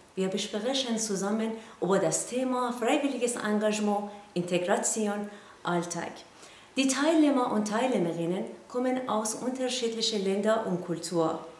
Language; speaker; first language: German; non-native, fluent; Persian